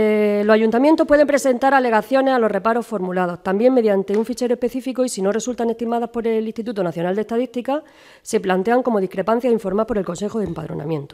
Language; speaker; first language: Spanish; native; Spanish